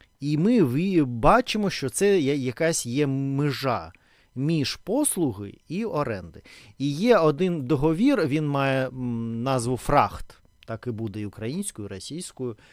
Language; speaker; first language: Ukrainian; non-native, local second language; Russian